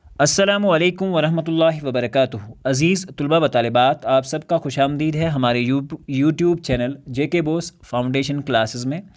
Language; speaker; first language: Urdu; non-native, local second language; Kashmiri